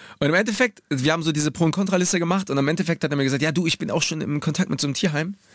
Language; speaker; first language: German; early bilingual, other home language; Polish